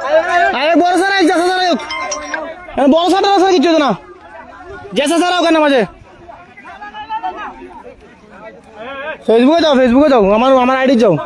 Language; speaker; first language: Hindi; non-native, learner; Bangla